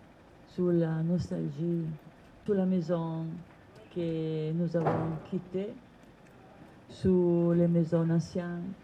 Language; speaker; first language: French; non-native, learner; Italian